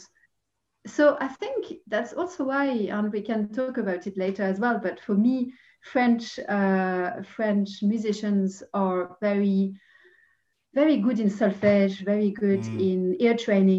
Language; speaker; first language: English; non-native, fluent; French